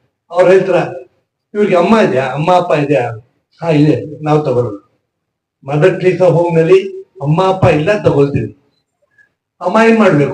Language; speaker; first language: Kannada; non-native, local second language; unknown